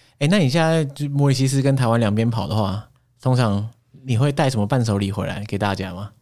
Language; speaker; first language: Chinese; native; Chinese